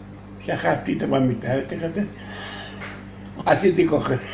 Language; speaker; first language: Hebrew; non-native, learner; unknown